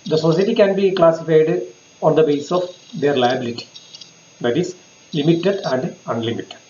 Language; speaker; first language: English; non-native, local second language; Malayalam